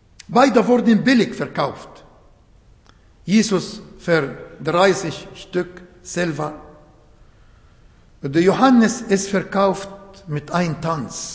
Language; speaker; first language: German; non-native, fluent; Arabic